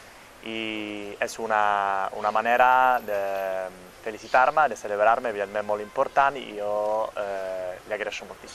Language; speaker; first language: Catalan; non-native, fluent; Italian